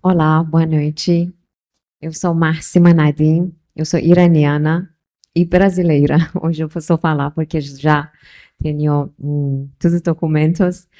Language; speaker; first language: Portuguese; non-native, local second language; Persian